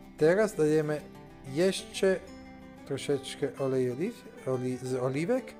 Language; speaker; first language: Polish; non-native, fluent; Italian